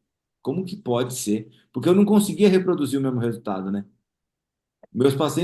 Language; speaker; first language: Portuguese; native; Portuguese